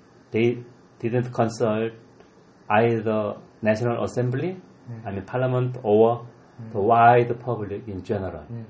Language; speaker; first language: English; non-native, fluent; Korean